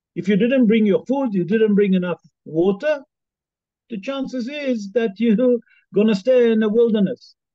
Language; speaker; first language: English; non-native, fluent; Hebrew